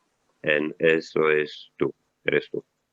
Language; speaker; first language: Spanish; non-native, learner; Italian